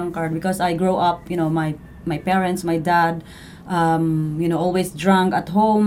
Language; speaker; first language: English; non-native, local second language; Cebuano